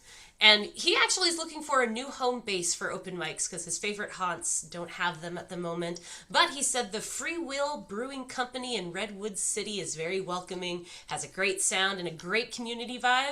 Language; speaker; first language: English; native; English